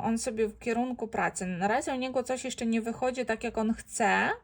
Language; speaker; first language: Polish; non-native, fluent; Ukrainian